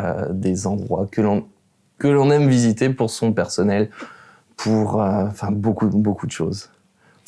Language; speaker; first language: French; native; French